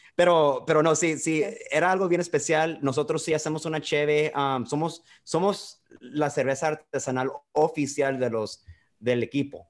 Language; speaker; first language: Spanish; early bilingual, heritage; Spanish